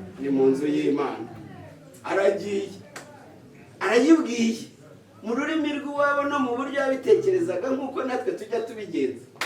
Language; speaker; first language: Kinyarwanda; early bilingual, heritage; Kinyarwanda